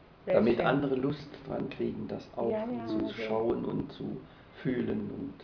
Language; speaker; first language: German; native; German